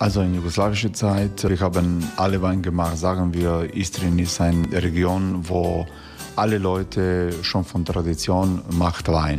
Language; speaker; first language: German; non-native, learner; Croatian